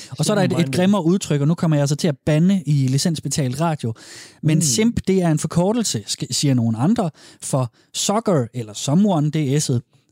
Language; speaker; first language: Danish; native; Danish